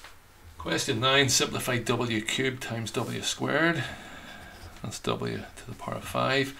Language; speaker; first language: English; native; English